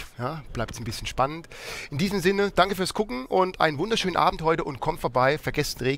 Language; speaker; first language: German; native; German